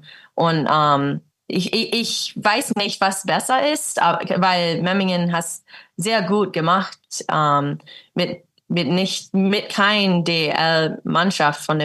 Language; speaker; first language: German; early bilingual, heritage; English